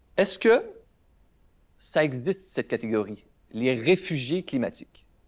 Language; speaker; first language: French; native; French